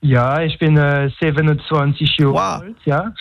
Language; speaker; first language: German; non-native, local second language; French